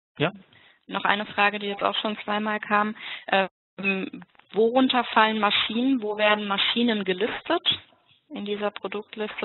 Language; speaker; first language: German; native; German